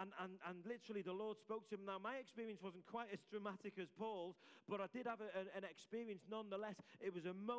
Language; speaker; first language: English; native; English